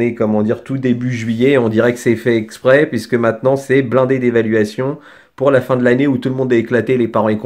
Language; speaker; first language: French; native; French